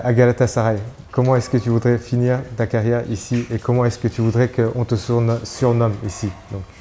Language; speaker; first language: French; non-native, fluent; Turkish